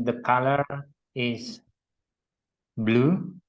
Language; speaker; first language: English; non-native, learner; Indonesian